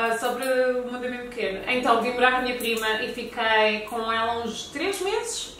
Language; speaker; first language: Portuguese; native; Portuguese